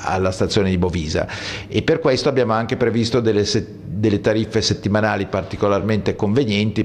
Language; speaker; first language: Italian; native; Italian